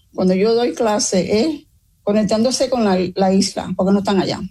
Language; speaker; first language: Spanish; early bilingual, other home language; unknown